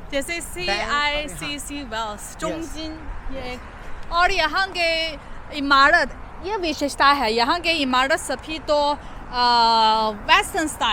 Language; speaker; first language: Hindi; non-native, fluent; Chinese